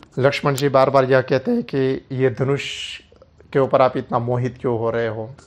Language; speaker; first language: Hindi; non-native, local second language; Gujarati